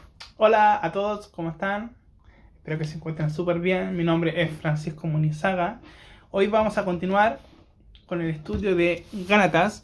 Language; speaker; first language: Spanish; native; Spanish